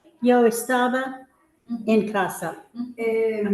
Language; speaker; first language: Spanish; non-native, learner; English